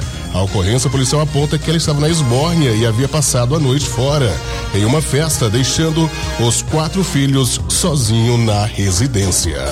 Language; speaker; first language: Portuguese; native; Portuguese